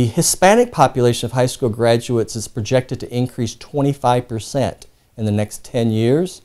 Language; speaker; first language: English; non-native, fluent; Spanish